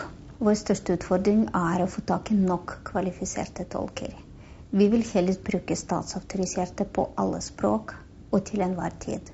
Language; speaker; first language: Norwegian; non-native, fluent; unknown